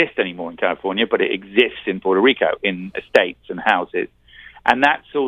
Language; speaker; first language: English; native; English